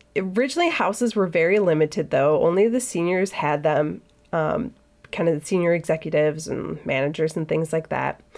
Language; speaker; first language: English; native; English